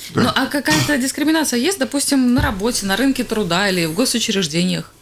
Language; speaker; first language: Russian; native; Russian